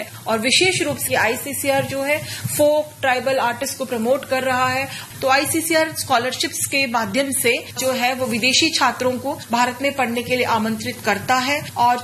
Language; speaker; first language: Hindi; native; Hindi